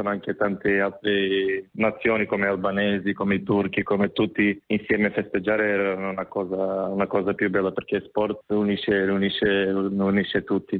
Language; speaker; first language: Italian; non-native, fluent; Macedonian